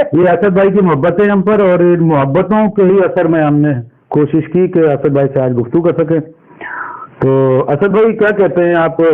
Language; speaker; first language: Urdu; native; Urdu